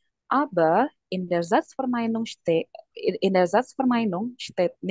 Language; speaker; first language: German; non-native, fluent; Indonesian